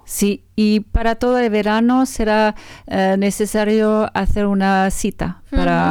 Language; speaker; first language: Spanish; non-native, learner; French